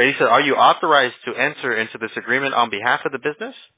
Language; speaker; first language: English; early bilingual, other home language; Spanish